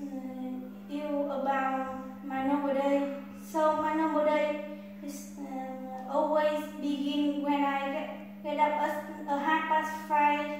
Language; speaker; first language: English; non-native, learner; Vietnamese